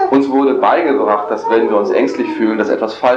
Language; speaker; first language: German; native; German